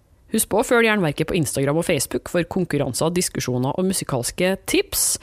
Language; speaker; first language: Norwegian; native; Norwegian